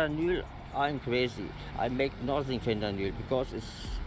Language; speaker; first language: English; non-native, learner; German